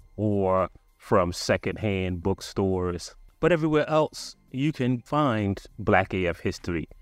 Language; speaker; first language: English; native; English